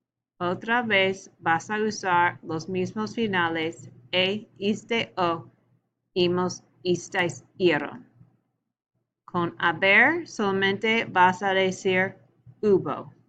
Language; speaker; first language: Spanish; non-native, learner; English